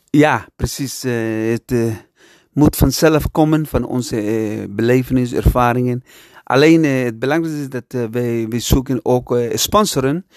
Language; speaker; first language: Dutch; non-native, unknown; Spanish